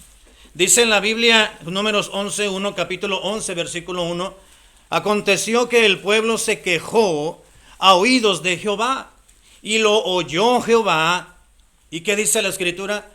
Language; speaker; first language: Spanish; native; Spanish